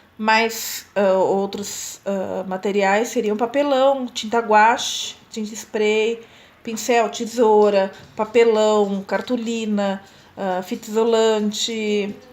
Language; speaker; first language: Portuguese; native; Portuguese